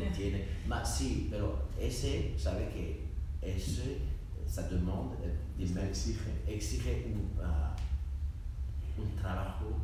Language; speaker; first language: Spanish; non-native, learner; French